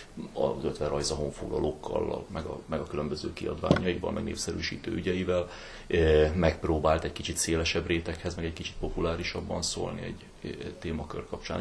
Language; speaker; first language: Hungarian; native; Hungarian